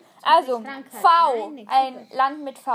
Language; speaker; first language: German; native; German